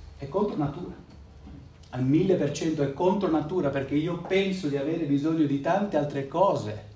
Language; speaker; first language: Italian; non-native, fluent; Spanish